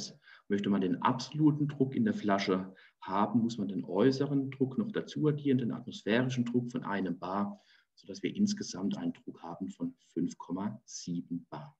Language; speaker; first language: German; native; German